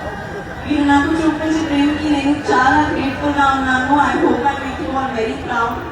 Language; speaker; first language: Telugu; non-native, learner; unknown